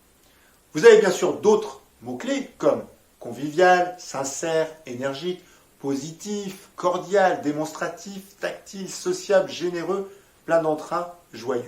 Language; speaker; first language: French; native; French